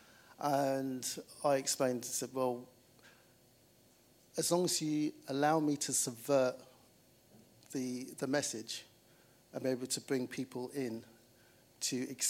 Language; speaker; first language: English; native; English